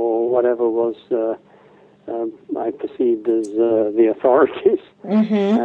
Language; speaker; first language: English; native; English